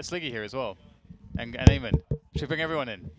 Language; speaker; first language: English; native; English